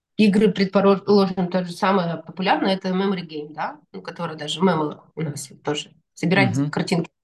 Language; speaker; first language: Russian; non-native, local second language; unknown